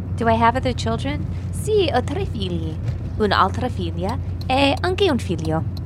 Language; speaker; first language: Italian; non-native, learner; English